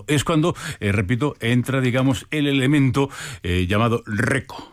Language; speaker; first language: Spanish; native; Spanish